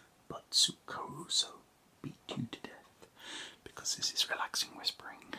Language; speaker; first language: English; native; English